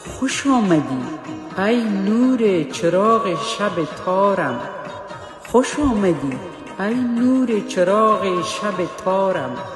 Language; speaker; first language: Persian; native; Persian